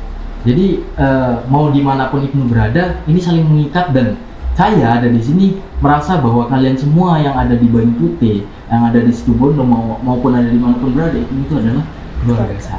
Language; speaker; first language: Indonesian; non-native, local second language; Javanese